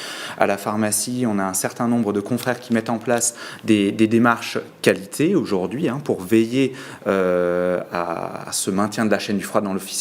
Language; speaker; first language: French; native; French